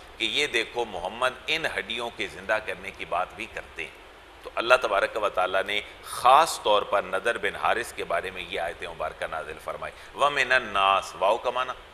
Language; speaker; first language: Urdu; non-native, local second language; Punjabi